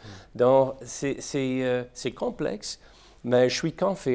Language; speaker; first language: French; non-native, learner; English